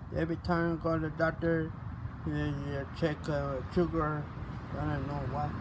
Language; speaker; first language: English; non-native, learner; Spanish